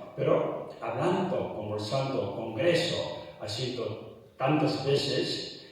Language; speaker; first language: Spanish; non-native, fluent; Tibetan